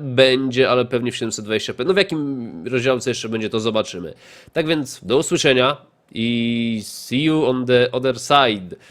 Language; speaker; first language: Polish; native; Polish